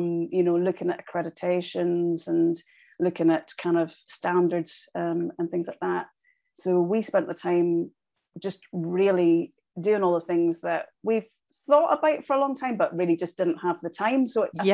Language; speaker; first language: English; native; English